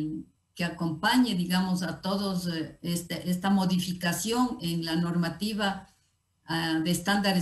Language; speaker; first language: Spanish; native; Spanish